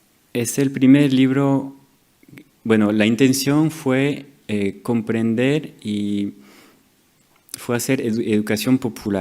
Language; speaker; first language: Spanish; non-native, fluent; French